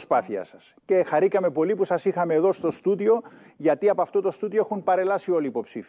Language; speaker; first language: Greek; native; Greek